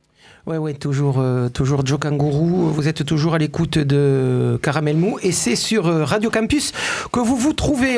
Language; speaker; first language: French; native; French